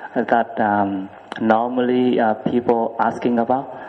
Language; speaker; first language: English; non-native, learner; Vietnamese